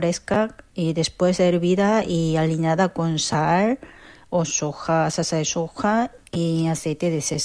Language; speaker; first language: Spanish; non-native, fluent; Korean